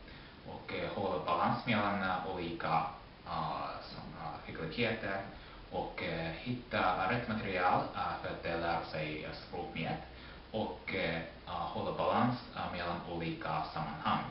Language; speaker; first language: Swedish; non-native, fluent; Japanese